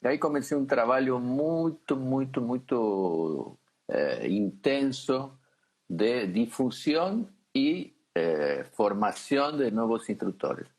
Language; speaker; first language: Portuguese; non-native, fluent; Spanish